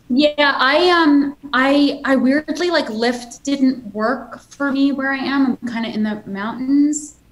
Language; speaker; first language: English; native; English